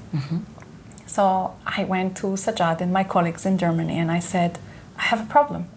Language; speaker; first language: English; non-native, fluent; Hebrew